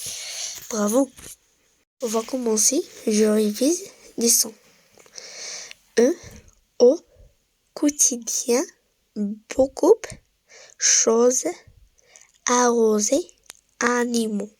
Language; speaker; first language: French; non-native, local second language; Arabic